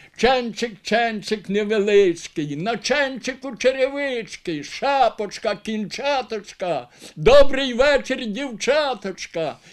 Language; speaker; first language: Ukrainian; native; Ukrainian